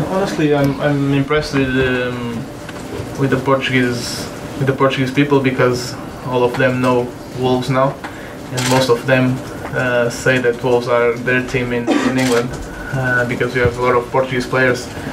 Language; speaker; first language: English; non-native, fluent; Portuguese